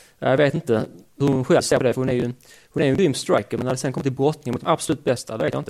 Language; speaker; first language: Swedish; native; Swedish